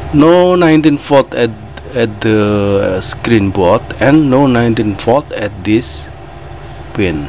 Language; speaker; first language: English; non-native, learner; Indonesian